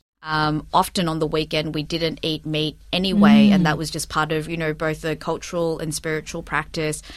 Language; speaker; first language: English; early bilingual, other home language; Vietnamese